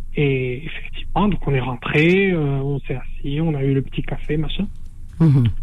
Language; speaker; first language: French; non-native, local second language; Arabic